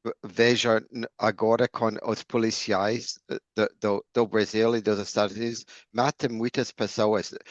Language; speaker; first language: Portuguese; non-native, learner; English